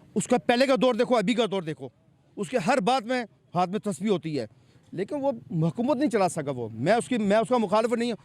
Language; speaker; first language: Urdu; non-native, local second language; Punjabi